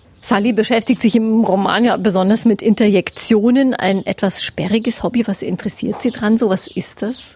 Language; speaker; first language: German; native; German